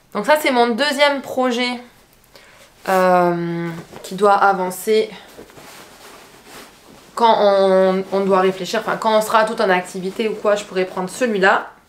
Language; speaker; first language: French; native; French